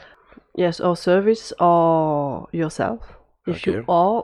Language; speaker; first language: English; non-native, fluent; French